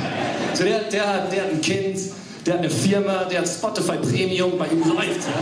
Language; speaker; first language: German; early bilingual, other home language; English